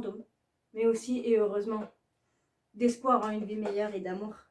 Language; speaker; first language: French; native; French